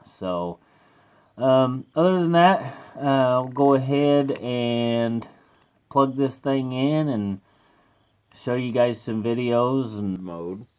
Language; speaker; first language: English; native; English